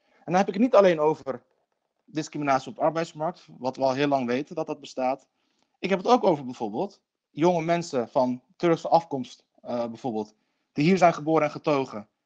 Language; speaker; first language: Dutch; early bilingual, other home language; Turkish